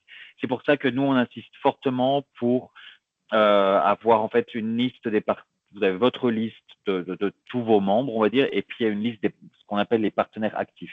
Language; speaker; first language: French; native; French